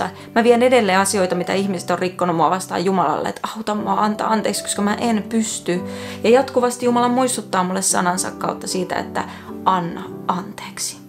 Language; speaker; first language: Finnish; native; Finnish